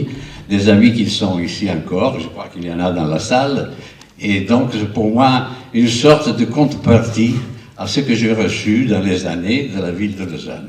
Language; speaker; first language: French; non-native, fluent; Italian